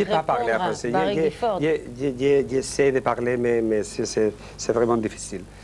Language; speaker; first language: French; non-native, learner; Spanish